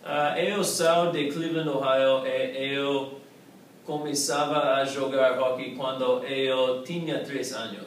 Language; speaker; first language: Portuguese; non-native, learner; English